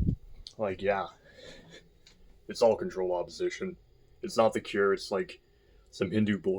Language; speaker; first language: English; native; English